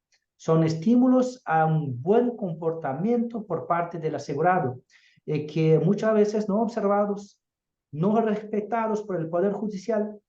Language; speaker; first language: Spanish; non-native, fluent; Portuguese